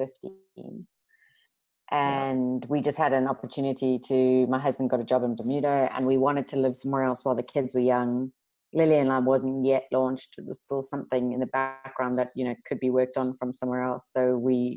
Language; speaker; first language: English; native; English